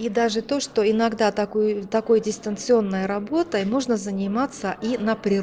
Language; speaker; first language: Russian; native; Russian